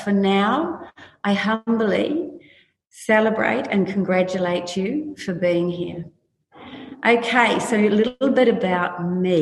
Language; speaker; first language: English; native; English